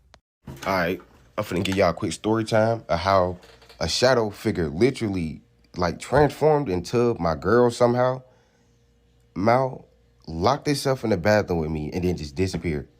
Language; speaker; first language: English; native; English